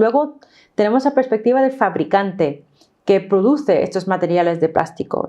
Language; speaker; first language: Spanish; non-native, fluent; English